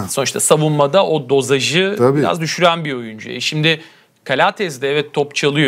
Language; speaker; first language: Turkish; native; Turkish